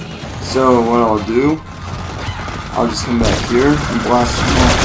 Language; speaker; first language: English; native; English